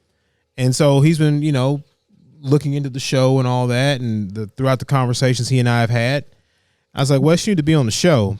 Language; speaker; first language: English; native; English